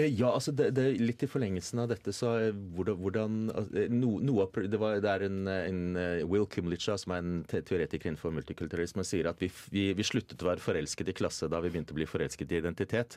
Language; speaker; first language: Norwegian; native; Norwegian